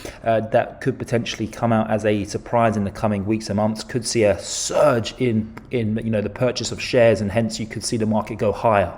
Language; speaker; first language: English; native; English